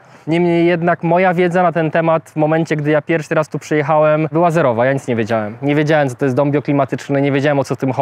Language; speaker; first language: Polish; native; Polish